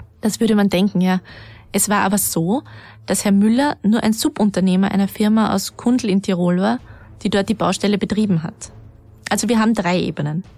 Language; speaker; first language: German; native; German